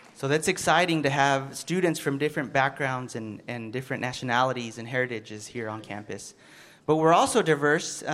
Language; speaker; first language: English; early bilingual, other home language; Spanish